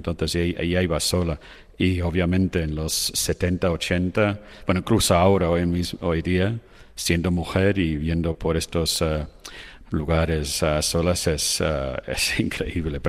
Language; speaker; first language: Spanish; non-native, fluent; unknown